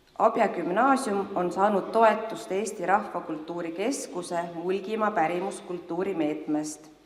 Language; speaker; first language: Estonian; native; Estonian